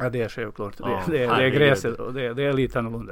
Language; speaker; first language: Swedish; non-native, fluent; Serbian